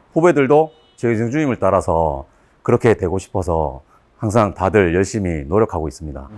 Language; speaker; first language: Korean; native; Korean